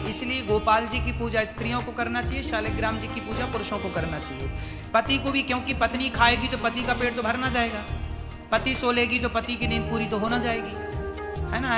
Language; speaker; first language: Hindi; native; Hindi